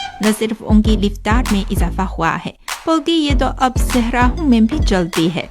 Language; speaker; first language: Urdu; non-native, fluent; Chinese